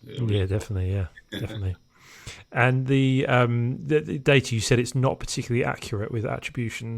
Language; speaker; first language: English; native; English